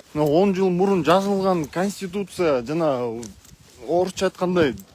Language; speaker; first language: Russian; non-native, local second language; Kyrgyz